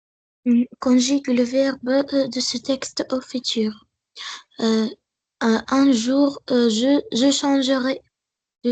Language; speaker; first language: French; non-native, learner; Arabic